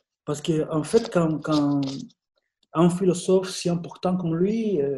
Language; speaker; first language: French; non-native, fluent; Spanish